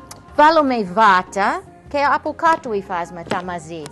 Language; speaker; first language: Greek; non-native, learner; English